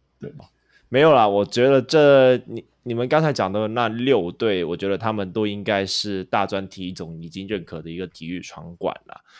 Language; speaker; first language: Chinese; non-native, local second language; Cantonese